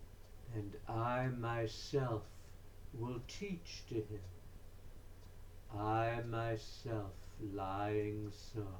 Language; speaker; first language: English; native; English